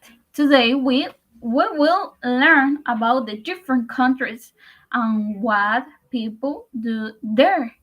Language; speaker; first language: English; non-native, learner; Spanish